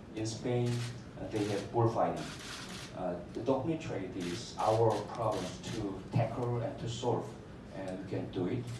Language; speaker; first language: English; non-native, fluent; Korean